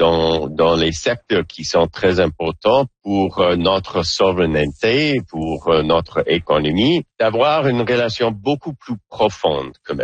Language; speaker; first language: French; non-native, fluent; English